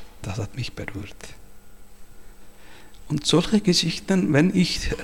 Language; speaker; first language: German; non-native, fluent; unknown